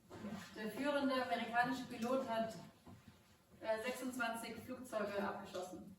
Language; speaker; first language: German; native; German